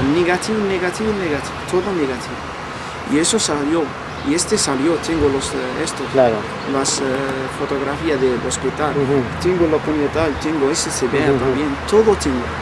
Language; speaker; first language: Spanish; non-native, learner; Arabic